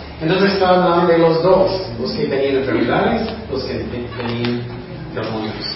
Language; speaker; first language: Spanish; non-native, fluent; English